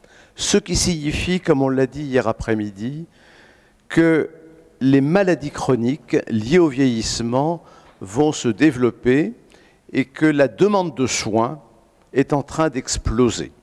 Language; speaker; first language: French; native; French